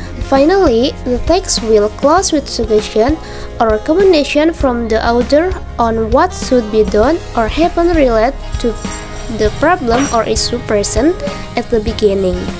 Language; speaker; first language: English; non-native, learner; Indonesian